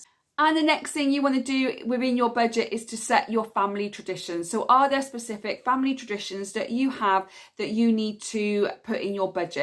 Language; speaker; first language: English; native; English